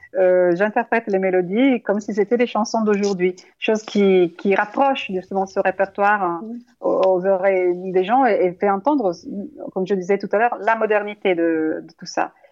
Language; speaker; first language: French; non-native, fluent; Italian